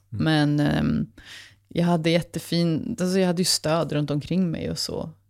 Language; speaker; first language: Swedish; early bilingual, other home language; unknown